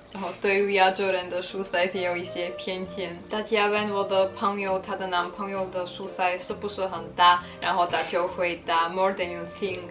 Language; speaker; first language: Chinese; non-native, fluent; Slovak